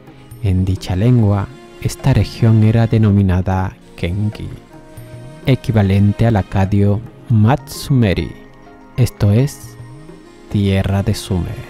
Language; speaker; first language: Spanish; native; Spanish